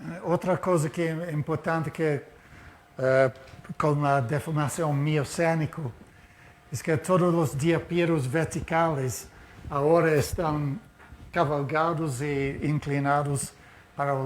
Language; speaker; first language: Spanish; non-native, fluent; Portuguese